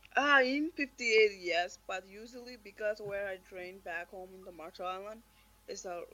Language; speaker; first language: English; non-native, fluent; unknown